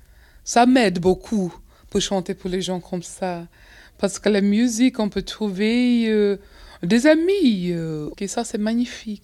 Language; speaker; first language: French; non-native, fluent; English